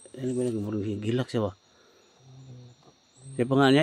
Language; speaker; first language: Filipino; non-native, local second language; Cebuano